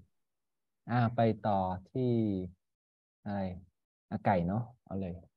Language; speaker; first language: Thai; native; Thai